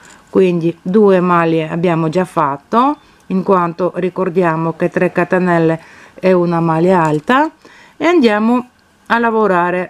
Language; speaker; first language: Italian; non-native, fluent; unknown